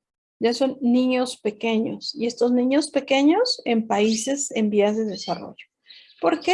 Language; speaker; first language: Spanish; native; Spanish